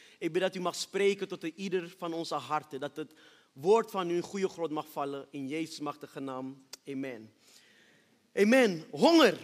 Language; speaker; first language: Dutch; early bilingual, other home language; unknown